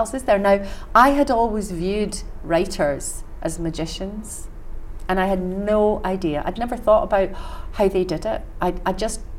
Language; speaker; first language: English; native; English